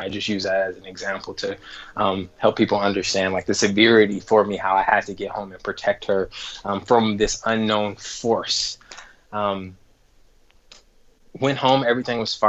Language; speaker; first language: English; native; English